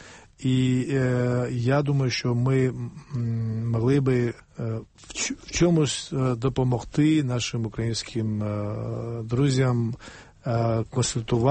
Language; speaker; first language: Ukrainian; non-native, fluent; Georgian